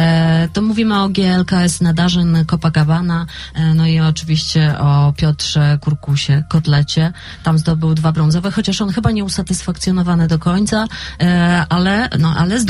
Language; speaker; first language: Polish; native; Polish